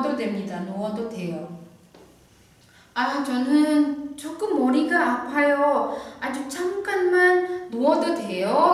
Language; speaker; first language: Korean; non-native, fluent; Indonesian